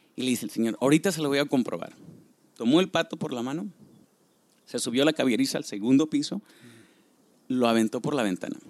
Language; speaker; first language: Spanish; early bilingual, heritage; Spanish